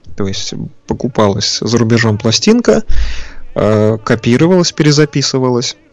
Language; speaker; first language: Russian; native; Russian